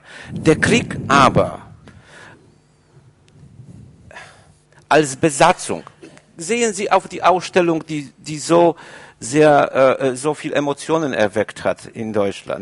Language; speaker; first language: German; non-native, fluent; Polish